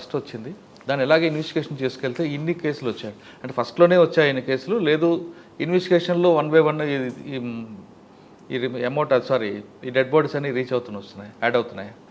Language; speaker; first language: Telugu; native; Telugu